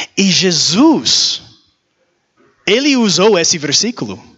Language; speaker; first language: Portuguese; non-native, learner; English